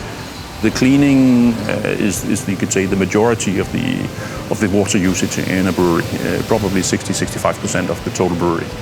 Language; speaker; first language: English; non-native, fluent; Danish